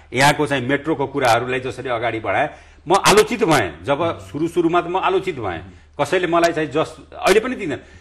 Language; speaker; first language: Nepali; non-native, local second language; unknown